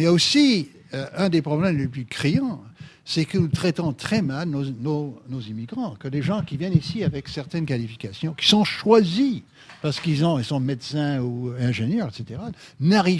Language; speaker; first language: French; native; French